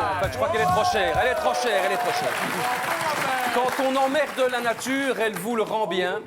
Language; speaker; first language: French; native; French